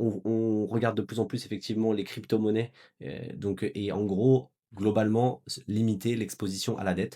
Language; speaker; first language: French; native; French